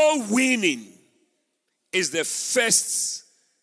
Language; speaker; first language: English; non-native, local second language; Akan